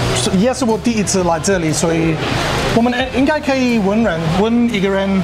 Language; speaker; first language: Chinese; non-native, learner; English